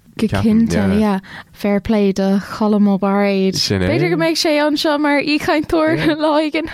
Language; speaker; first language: Irish; non-native, local second language; English